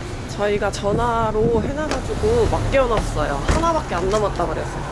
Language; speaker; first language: Korean; native; Korean